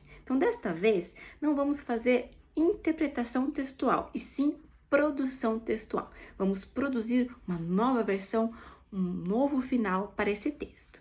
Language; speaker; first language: Portuguese; native; Portuguese